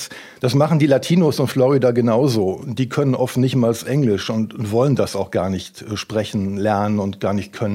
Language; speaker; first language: German; native; German